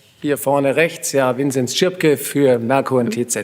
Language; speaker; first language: German; native; German